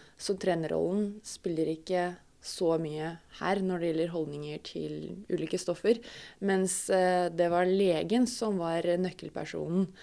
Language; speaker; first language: Norwegian; non-native, fluent; Russian